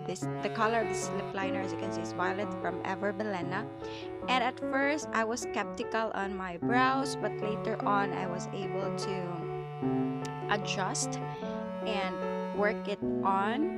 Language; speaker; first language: English; non-native, local second language; Filipino